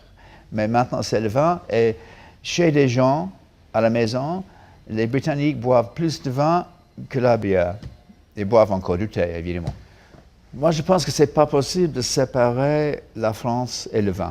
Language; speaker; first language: French; non-native, fluent; English